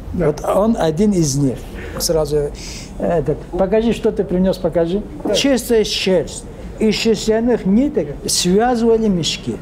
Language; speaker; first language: Russian; non-native, local second language; Lezghian